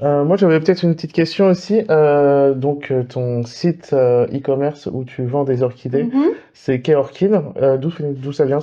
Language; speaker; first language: French; native; French